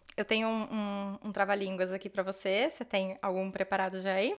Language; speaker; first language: Portuguese; native; Portuguese